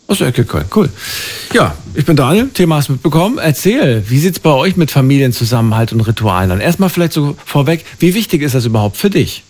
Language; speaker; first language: German; native; German